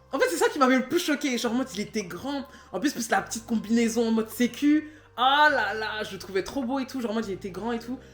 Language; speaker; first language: French; native; French